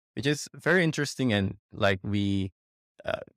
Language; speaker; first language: English; non-native, fluent; Indonesian